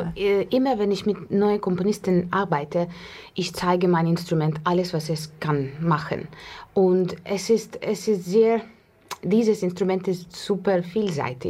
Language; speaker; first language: German; non-native, learner; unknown